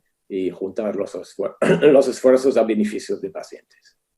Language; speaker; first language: Spanish; non-native, fluent; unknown